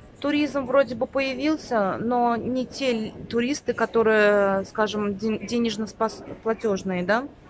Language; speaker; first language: Russian; native; Russian